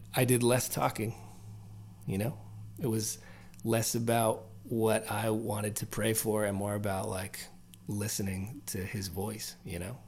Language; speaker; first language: English; native; English